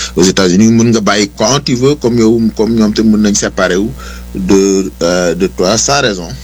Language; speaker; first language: French; non-native, local second language; Wolof